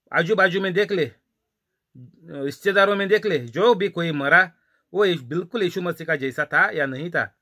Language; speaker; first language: Hindi; non-native, local second language; Marathi